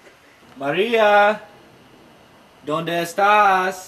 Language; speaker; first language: Spanish; non-native, learner; English